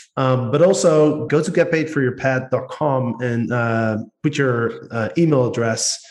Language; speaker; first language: English; non-native, fluent; Dutch